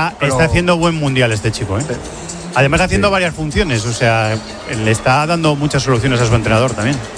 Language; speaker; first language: Spanish; native; Spanish